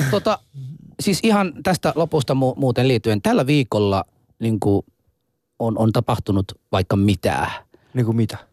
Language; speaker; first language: Finnish; non-native, fluent; Arabic